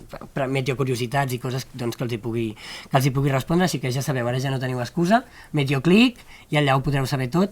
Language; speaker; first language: Catalan; native; Catalan